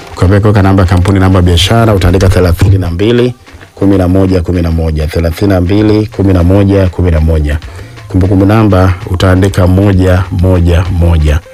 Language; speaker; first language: Swahili; native; Swahili